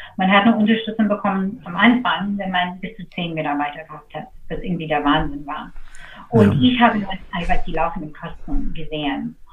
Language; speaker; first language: German; non-native, fluent; English